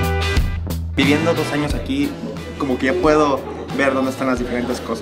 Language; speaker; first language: Spanish; native; Spanish